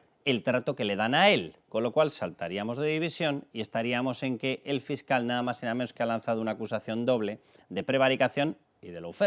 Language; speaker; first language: Spanish; native; Spanish